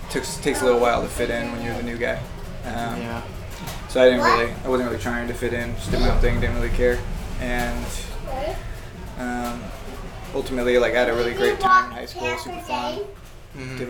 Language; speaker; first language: English; native; English